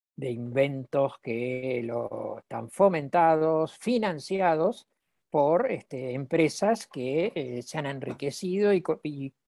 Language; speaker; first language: Spanish; native; Spanish